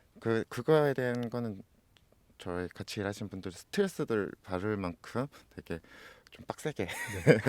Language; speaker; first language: Korean; native; Korean